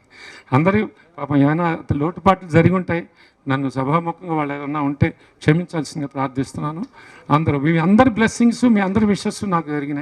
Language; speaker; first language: Telugu; native; Telugu